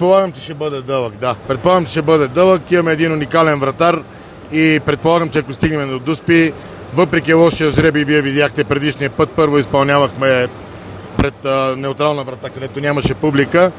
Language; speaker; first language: Bulgarian; native; Bulgarian